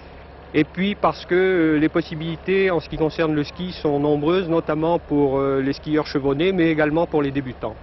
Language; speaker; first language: French; native; French